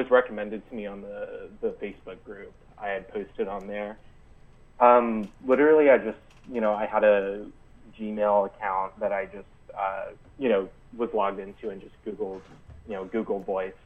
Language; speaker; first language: English; native; English